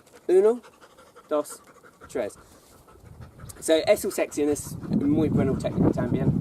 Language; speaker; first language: Spanish; non-native, learner; English